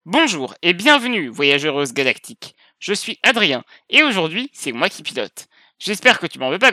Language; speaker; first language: French; native; French